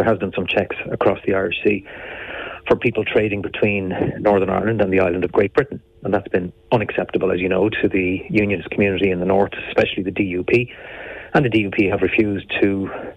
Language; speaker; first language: English; native; English